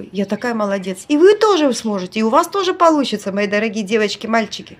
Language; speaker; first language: Russian; native; Russian